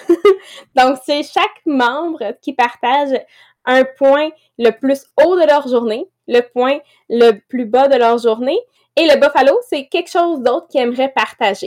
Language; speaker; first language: French; native; French